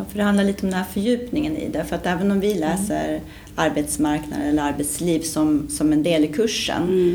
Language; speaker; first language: Swedish; native; Swedish